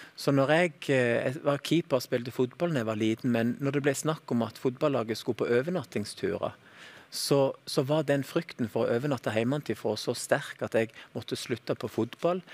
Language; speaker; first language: Norwegian; native; Norwegian